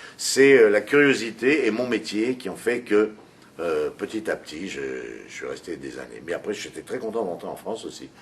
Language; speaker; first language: French; native; French